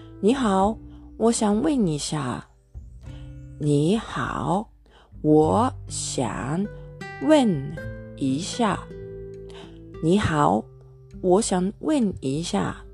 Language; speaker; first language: Chinese; non-native, learner; Japanese